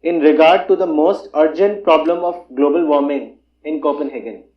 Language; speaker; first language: English; non-native, local second language; Urdu